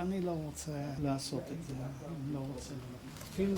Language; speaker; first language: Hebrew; non-native, fluent; Dutch